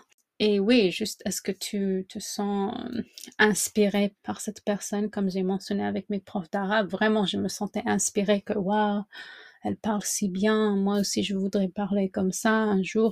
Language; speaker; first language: French; non-native, fluent; English